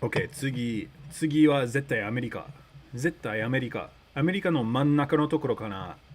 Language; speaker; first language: Japanese; early bilingual, other home language; English